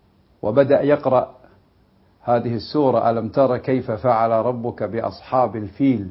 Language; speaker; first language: Arabic; native; Arabic